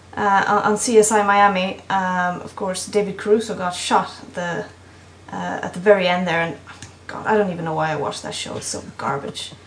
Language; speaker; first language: English; non-native, fluent; Swedish